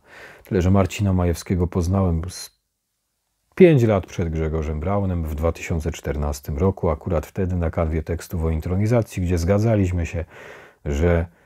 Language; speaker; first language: Polish; native; Polish